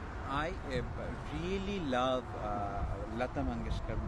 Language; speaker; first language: English; non-native, learner; Bangla